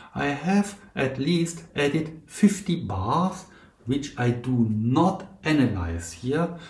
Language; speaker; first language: English; non-native, fluent; German